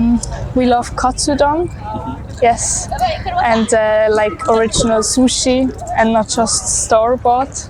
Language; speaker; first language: English; non-native, fluent; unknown